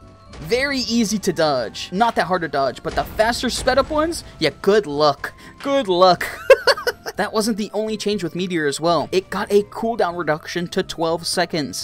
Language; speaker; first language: English; native; English